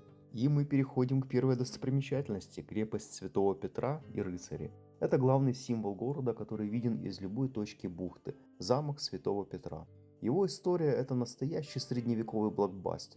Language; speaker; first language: Russian; native; Russian